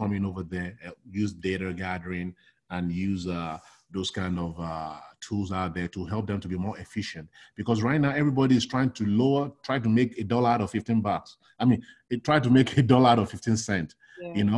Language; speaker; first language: English; non-native, local second language; Yoruba